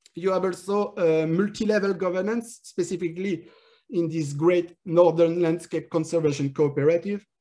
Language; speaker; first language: English; non-native, fluent; French